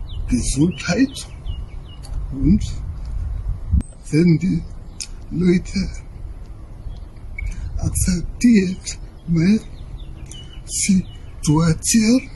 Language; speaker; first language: German; non-native, learner; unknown